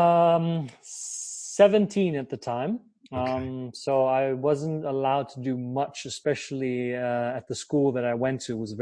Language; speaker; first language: English; non-native, fluent; German